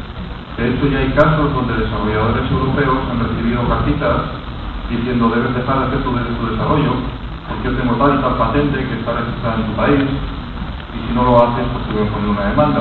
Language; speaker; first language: Spanish; native; Spanish